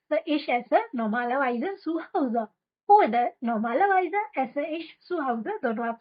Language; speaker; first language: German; non-native, fluent; Hindi